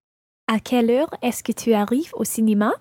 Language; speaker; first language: French; non-native, learner; English